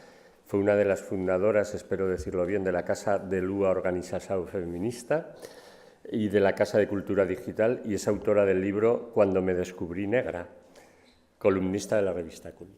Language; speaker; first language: Spanish; native; Spanish